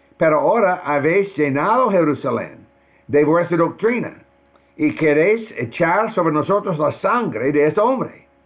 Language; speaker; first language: Spanish; non-native, fluent; English